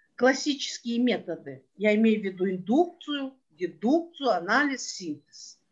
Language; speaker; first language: Russian; non-native, local second language; Kyrgyz